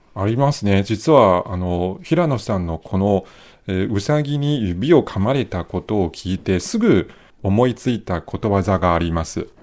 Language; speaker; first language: Japanese; non-native, fluent; Chinese